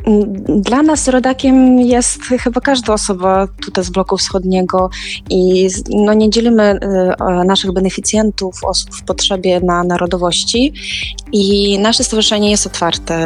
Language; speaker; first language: Polish; non-native, fluent; Ukrainian